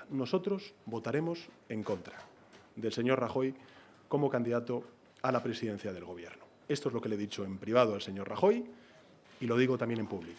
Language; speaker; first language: Spanish; native; Spanish